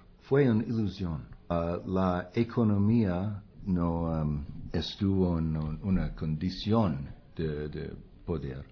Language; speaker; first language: Spanish; non-native, fluent; English